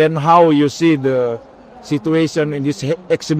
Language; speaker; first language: English; non-native, learner; Indonesian